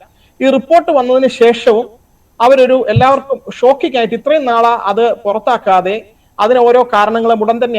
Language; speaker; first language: Malayalam; native; Malayalam